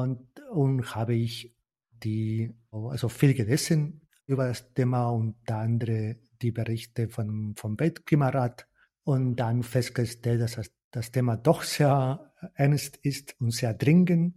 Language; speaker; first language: German; non-native, fluent; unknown